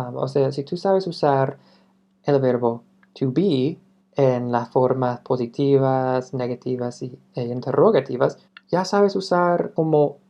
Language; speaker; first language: Spanish; non-native, fluent; English